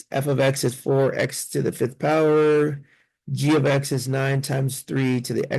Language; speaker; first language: English; native; English